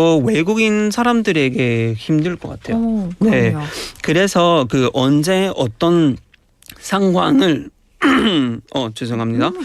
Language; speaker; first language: Korean; non-native, fluent; Spanish